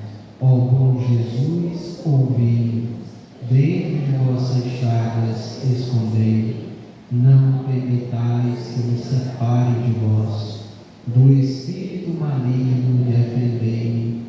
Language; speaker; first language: Portuguese; native; Portuguese